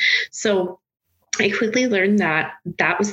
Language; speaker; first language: English; native; English